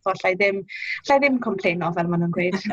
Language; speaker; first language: Welsh; native; Welsh